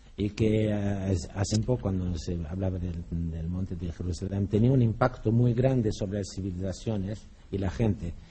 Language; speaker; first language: Spanish; non-native, fluent; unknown